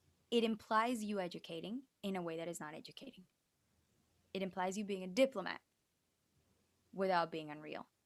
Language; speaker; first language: English; early bilingual, other home language; Spanish